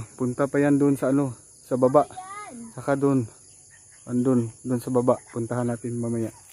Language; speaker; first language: Filipino; non-native, local second language; Cebuano